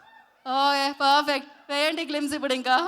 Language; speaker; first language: Telugu; native; Telugu